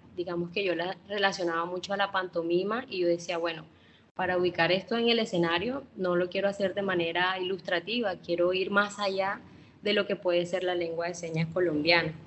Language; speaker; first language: Spanish; non-native, local second language; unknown